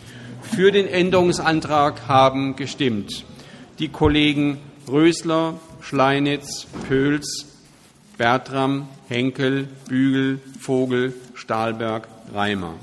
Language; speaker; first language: German; native; German